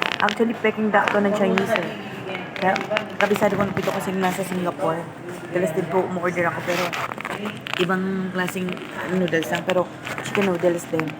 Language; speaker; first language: Filipino; native; Filipino